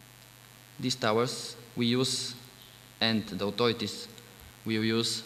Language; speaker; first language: English; non-native, fluent; Bulgarian